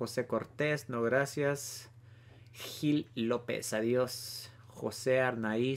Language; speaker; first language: Spanish; early bilingual, heritage; Spanish